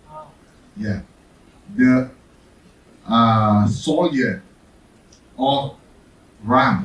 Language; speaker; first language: English; non-native, fluent; Thai